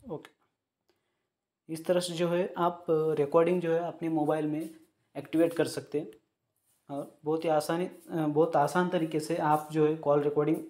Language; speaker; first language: Hindi; non-native, local second language; Marathi